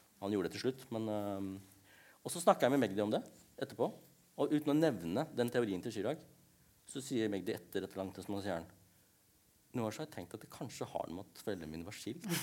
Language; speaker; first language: Norwegian; early bilingual, other home language; Tamil